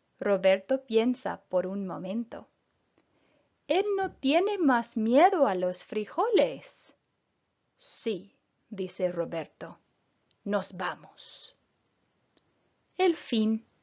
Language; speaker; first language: Spanish; non-native, fluent; English